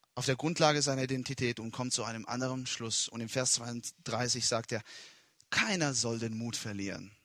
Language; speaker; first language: German; non-native, fluent; Italian